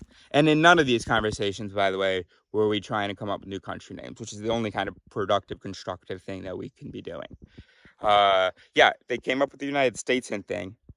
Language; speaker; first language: English; native; English